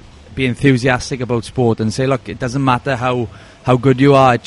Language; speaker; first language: English; native; English